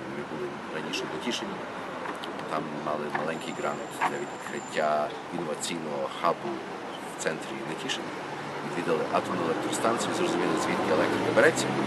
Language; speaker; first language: Ukrainian; early bilingual, heritage; Ukrainian